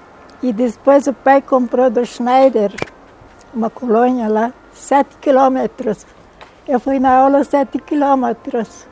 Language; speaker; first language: Portuguese; non-native, local second language; German